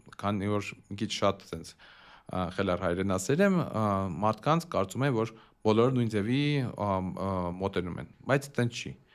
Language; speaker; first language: Armenian; early bilingual, heritage; Armenian